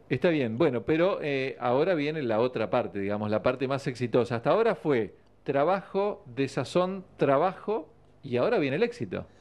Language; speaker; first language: Spanish; native; Spanish